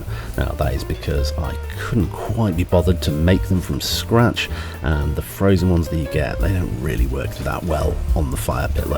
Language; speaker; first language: English; native; English